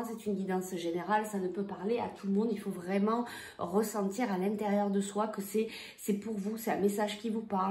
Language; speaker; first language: French; native; French